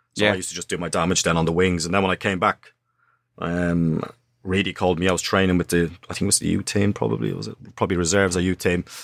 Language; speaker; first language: English; native; English